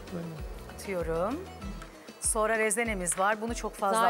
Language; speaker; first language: Turkish; native; Turkish